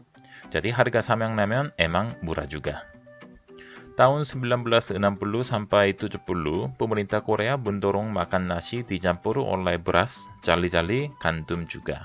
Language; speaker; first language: Indonesian; non-native, fluent; Korean